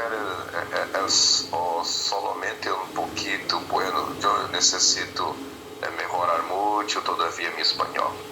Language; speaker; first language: Spanish; non-native, learner; Portuguese